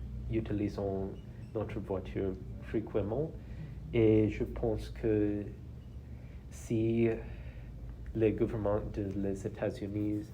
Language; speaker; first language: French; non-native, learner; English